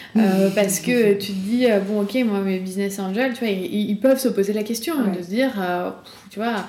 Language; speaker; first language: French; native; French